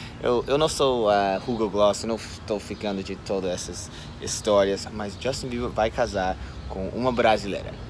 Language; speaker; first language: Portuguese; non-native, fluent; English